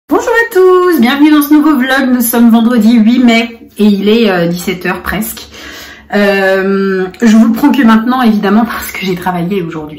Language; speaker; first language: French; native; French